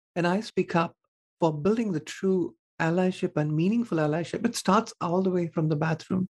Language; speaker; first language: English; non-native, local second language; Tamil